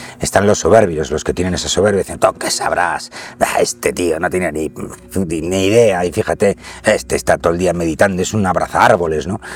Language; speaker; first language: Spanish; native; Spanish